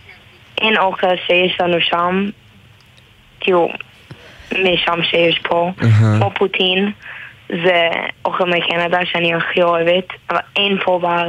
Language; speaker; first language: Hebrew; non-native, learner; English